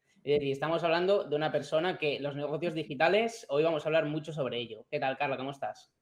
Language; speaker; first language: Spanish; native; Spanish